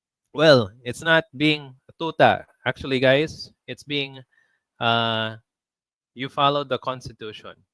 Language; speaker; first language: English; non-native, local second language; Filipino